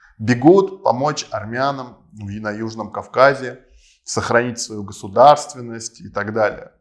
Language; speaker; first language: Russian; non-native, local second language; Armenian